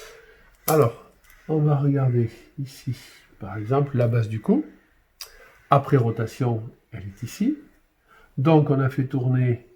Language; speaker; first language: French; native; French